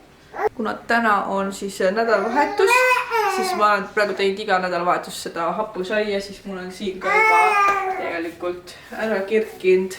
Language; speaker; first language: Estonian; native; Estonian